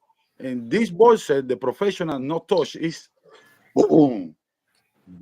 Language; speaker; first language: English; non-native, learner; Spanish